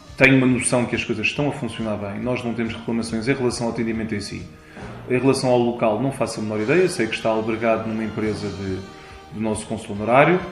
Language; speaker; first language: Portuguese; early bilingual, heritage; Portuguese